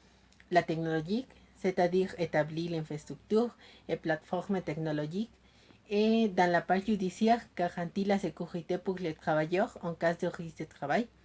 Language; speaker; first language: French; non-native, learner; Spanish